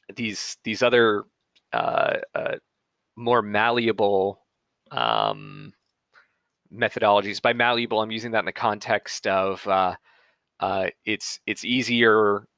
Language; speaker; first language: English; native; English